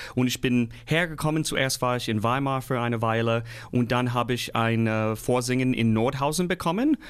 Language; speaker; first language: German; non-native, fluent; English